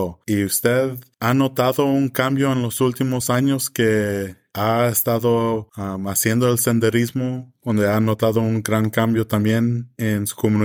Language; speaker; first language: Spanish; early bilingual, heritage; English